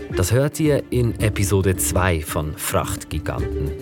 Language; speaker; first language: German; native; German